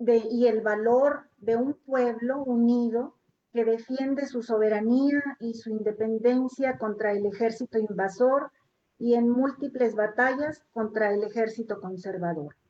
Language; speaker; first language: Spanish; native; Spanish